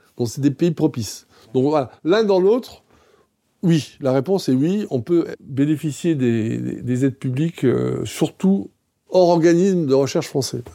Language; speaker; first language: French; native; French